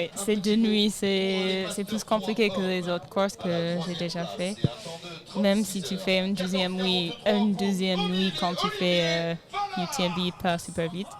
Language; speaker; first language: French; non-native, learner; English